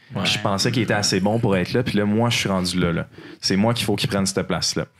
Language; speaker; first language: French; native; French